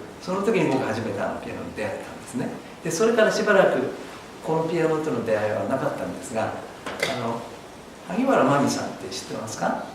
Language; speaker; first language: Japanese; native; Japanese